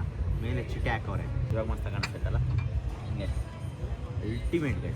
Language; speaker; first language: Kannada; native; Kannada